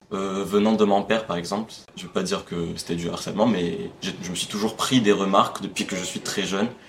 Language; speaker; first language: French; non-native, local second language; Arabic